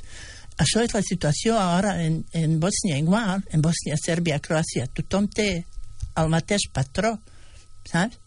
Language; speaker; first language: Catalan; non-native, fluent; Bosnian